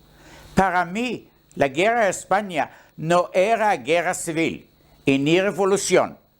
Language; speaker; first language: Spanish; non-native, learner; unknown